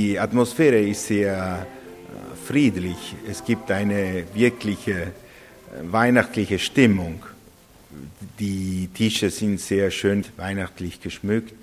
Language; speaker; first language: German; non-native, fluent; Italian